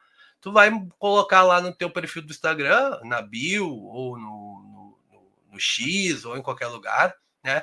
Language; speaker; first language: Portuguese; native; Portuguese